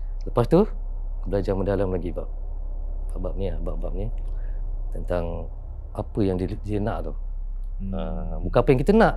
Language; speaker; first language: Malay; native; Malay